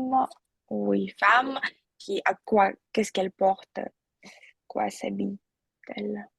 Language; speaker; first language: French; non-native, fluent; Russian